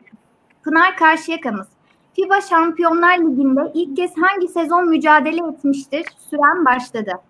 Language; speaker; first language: Turkish; native; Turkish